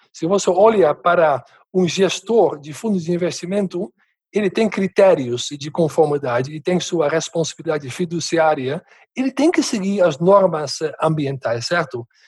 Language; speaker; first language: Portuguese; non-native, fluent; Dutch